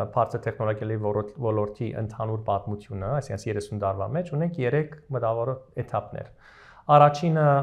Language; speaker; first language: Armenian; early bilingual, heritage; Armenian